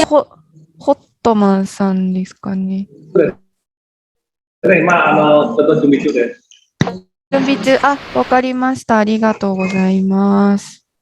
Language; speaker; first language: Japanese; native; Japanese